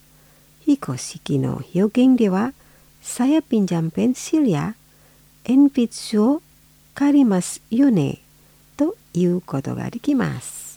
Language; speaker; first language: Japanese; non-native, fluent; Indonesian